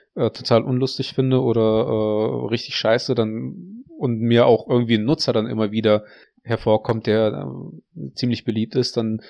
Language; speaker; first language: German; early bilingual, other home language; Russian